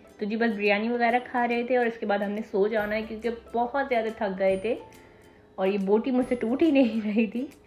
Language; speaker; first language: Urdu; native; Urdu